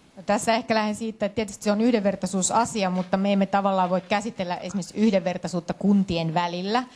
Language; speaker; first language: Finnish; native; Finnish